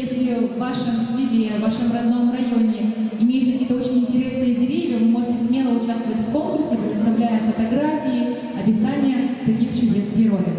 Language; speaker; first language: Russian; native; Russian